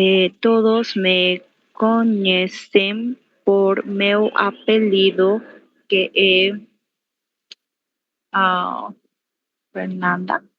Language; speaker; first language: Portuguese; non-native, learner; Spanish